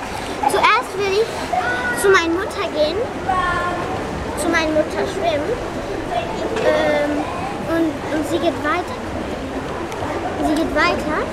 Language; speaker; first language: German; early bilingual, heritage; German